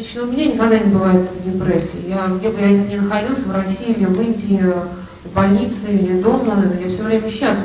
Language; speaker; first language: Russian; native; Russian